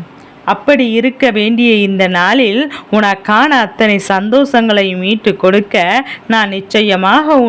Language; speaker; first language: Tamil; native; Tamil